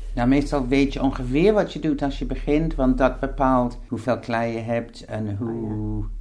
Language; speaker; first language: Dutch; non-native, fluent; English